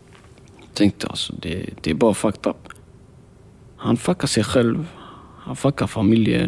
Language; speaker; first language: Swedish; early bilingual, other home language; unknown